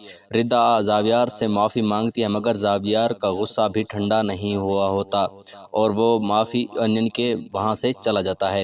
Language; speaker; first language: Urdu; native; Urdu